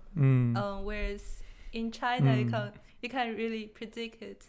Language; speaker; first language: English; non-native, fluent; Chinese